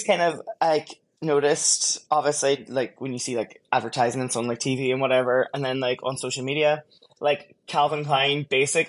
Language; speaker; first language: English; native; English